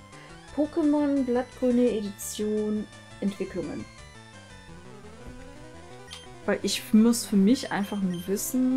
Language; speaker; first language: German; native; German